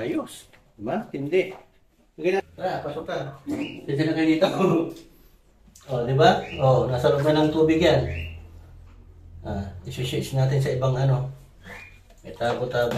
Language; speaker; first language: Filipino; native; Filipino